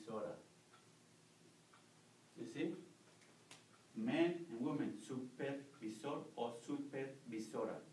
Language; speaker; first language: English; non-native, learner; Spanish